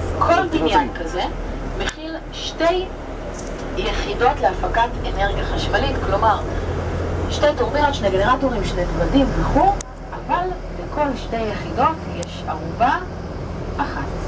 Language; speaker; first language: Hebrew; native; Hebrew